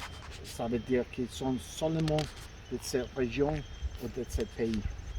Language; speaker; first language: French; non-native, fluent; Spanish